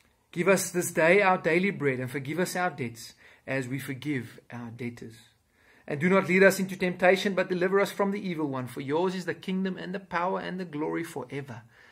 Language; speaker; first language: English; non-native, local second language; Afrikaans